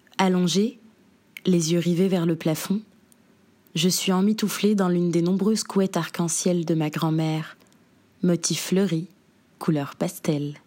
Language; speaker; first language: French; non-native, local second language; Arabic